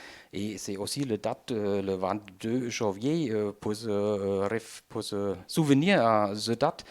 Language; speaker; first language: French; non-native, learner; German